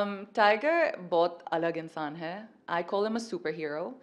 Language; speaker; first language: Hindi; early bilingual, heritage; Hindi